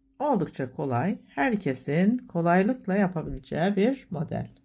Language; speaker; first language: Turkish; native; Turkish